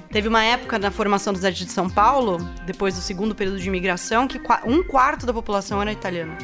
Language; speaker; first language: Portuguese; native; Portuguese